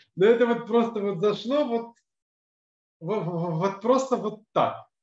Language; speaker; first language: Russian; early bilingual, other home language; Hebrew